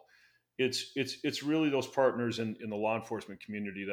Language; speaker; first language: English; native; English